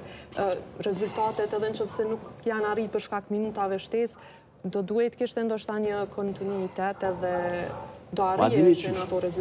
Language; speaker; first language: Albanian; native; Albanian